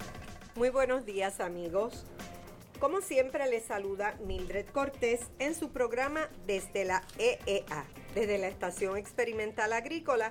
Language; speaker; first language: Spanish; native; Spanish